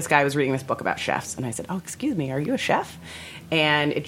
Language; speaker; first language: English; native; English